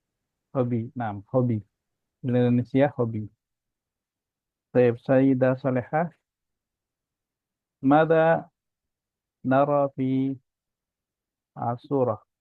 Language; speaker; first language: Arabic; non-native, fluent; Indonesian